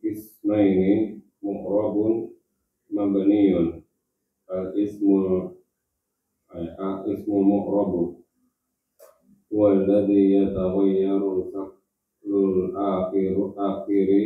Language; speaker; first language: Arabic; non-native, learner; Indonesian